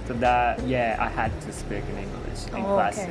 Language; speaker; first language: English; non-native, fluent; Japanese